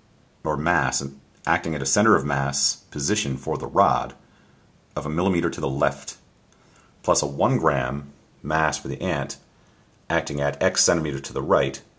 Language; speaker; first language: English; native; English